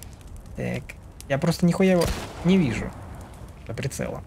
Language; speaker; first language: Russian; native; Russian